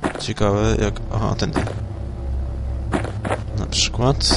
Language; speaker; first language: Polish; native; Polish